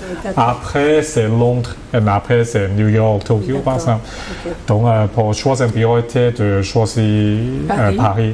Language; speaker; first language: French; non-native, learner; Cantonese